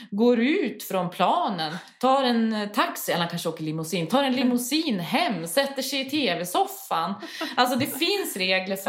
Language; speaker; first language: Swedish; native; Swedish